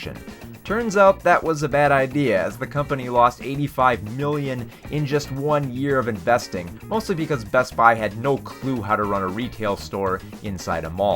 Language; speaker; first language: English; native; English